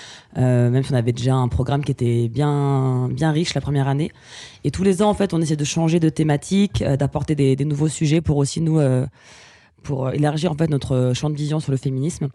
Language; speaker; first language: French; native; French